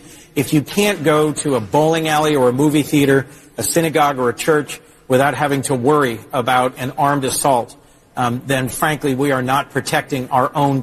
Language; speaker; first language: English; native; English